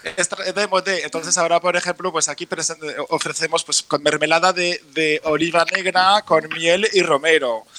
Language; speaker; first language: Spanish; non-native, fluent; French